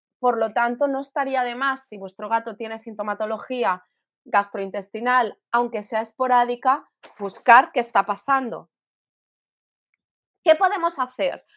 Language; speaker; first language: Spanish; native; Spanish